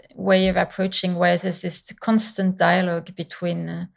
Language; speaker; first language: English; non-native, fluent; French